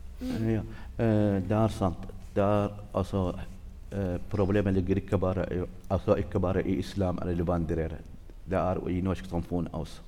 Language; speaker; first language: Norwegian; non-native, learner; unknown